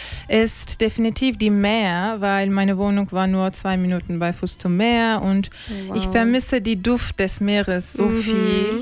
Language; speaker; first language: German; non-native, learner; Turkish